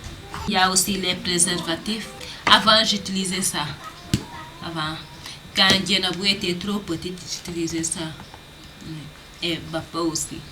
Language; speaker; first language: French; non-native, learner; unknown